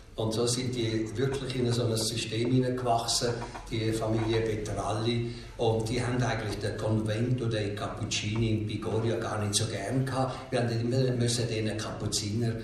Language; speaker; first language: German; native; German